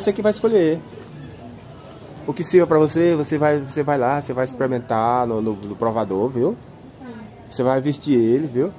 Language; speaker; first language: Portuguese; native; Portuguese